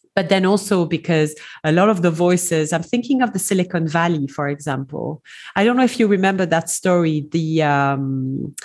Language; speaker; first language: English; non-native, fluent; French